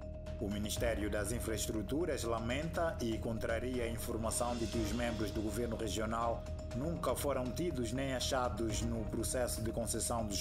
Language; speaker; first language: Portuguese; native; Portuguese